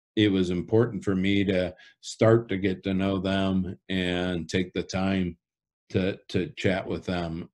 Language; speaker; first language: English; native; English